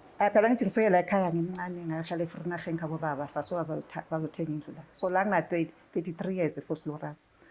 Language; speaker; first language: Zulu; native; Zulu